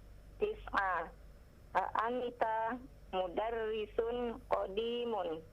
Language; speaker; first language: Arabic; non-native, learner; Indonesian